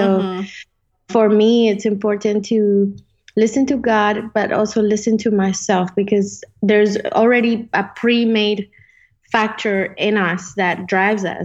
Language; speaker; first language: English; non-native, fluent; Spanish